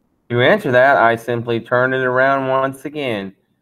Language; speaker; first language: English; native; English